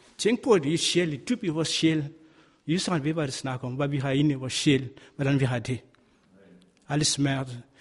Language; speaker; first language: Danish; non-native, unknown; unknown